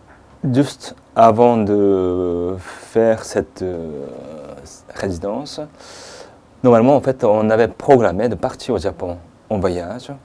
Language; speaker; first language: French; non-native, fluent; Japanese